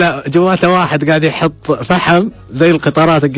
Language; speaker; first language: Arabic; native; Arabic